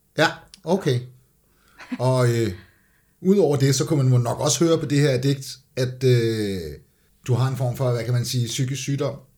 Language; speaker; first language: Danish; native; Danish